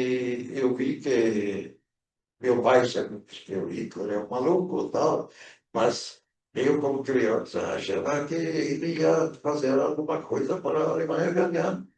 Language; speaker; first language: Portuguese; early bilingual, other home language; German